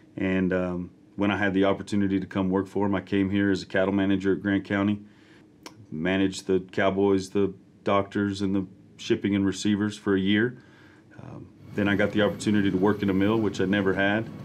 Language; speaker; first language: English; native; English